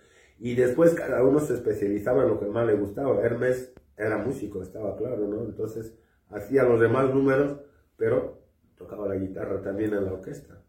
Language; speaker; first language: Spanish; early bilingual, other home language; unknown